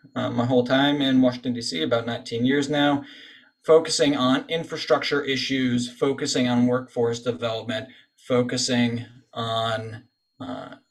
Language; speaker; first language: English; native; English